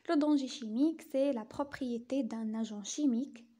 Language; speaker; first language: French; non-native, local second language; Arabic